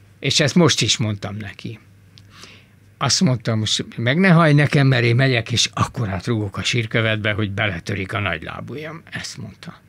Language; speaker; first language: Hungarian; native; Hungarian